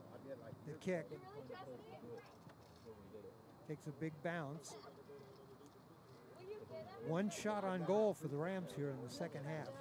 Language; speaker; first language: English; native; English